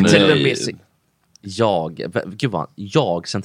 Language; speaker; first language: Swedish; native; Swedish